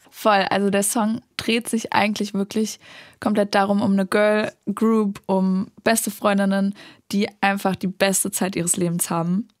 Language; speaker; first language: German; native; German